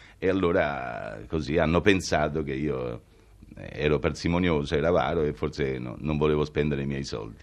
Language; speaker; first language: Italian; native; Italian